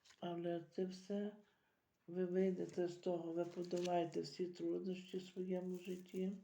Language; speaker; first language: Ukrainian; native; Ukrainian